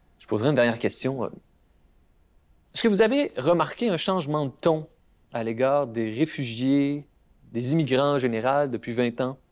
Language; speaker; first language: French; native; French